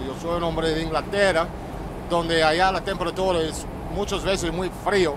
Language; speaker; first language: Spanish; non-native, learner; English